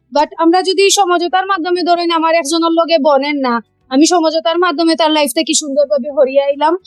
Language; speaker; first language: Bangla; non-native, local second language; Sylheti